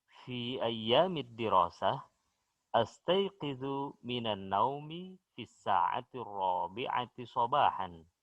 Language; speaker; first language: Arabic; non-native, fluent; Indonesian